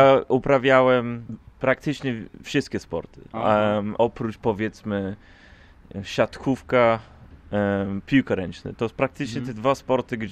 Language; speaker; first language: Polish; non-native, fluent; English